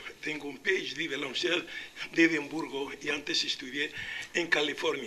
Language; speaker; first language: Spanish; non-native, local second language; Arabic